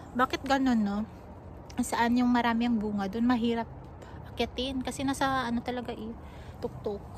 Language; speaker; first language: Filipino; non-native, local second language; Cebuano